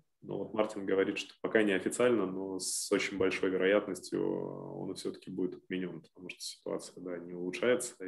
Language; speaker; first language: Russian; native; Russian